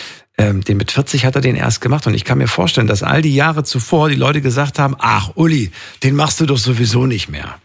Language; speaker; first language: German; native; German